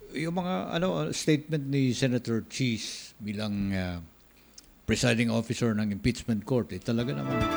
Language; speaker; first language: Filipino; non-native, local second language; Cebuano